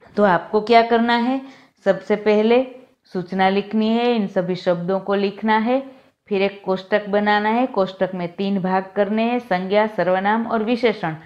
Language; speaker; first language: Hindi; non-native, local second language; Gujarati